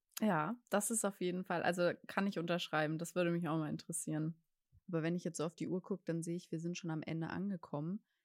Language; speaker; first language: German; native; German